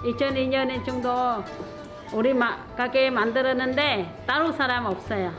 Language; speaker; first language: Korean; non-native, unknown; Vietnamese